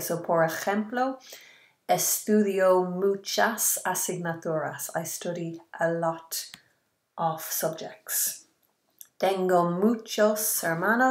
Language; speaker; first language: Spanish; non-native, fluent; English